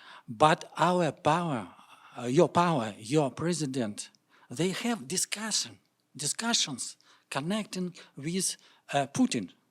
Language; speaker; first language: English; non-native, learner; Russian